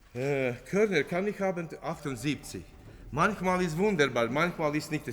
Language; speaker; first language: German; non-native, fluent; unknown